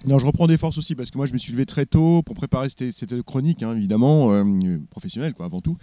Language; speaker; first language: French; native; French